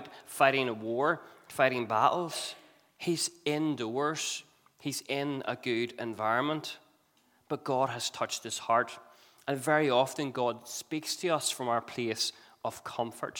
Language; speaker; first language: English; native; English